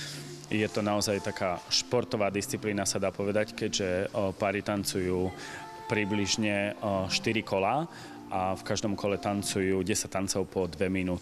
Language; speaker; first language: Slovak; native; Slovak